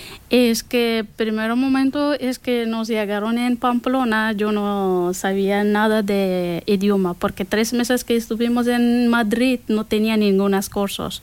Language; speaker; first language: Spanish; non-native, learner; Persian